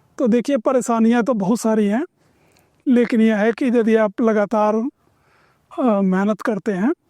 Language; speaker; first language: Hindi; native; Hindi